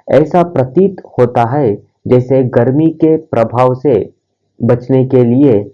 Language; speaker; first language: Hindi; non-native, local second language; Kannada